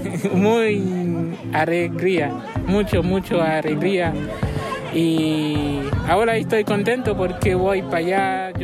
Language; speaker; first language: Spanish; non-native, learner; Haitian Creole